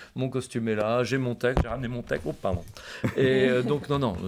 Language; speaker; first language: French; native; French